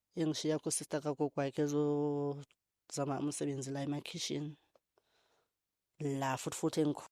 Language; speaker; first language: Zulu; non-native, local second language; Xhosa